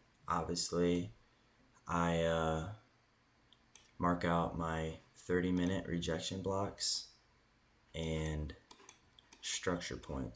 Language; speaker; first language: English; native; English